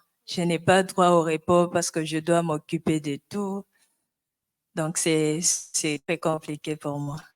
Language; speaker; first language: French; non-native, local second language; Lingala